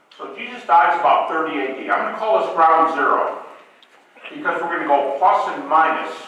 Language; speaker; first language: English; native; English